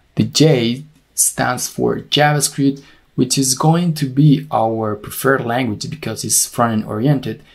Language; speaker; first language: English; non-native, fluent; Spanish